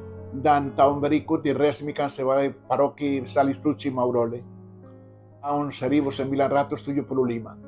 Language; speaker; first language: Indonesian; non-native, fluent; Spanish